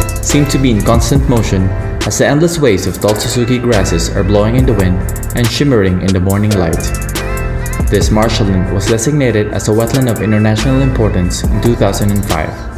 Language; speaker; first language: English; non-native, local second language; Filipino